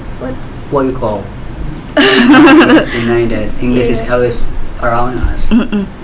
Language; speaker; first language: English; non-native, learner; Indonesian